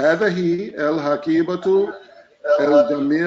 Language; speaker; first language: Arabic; non-native, learner; English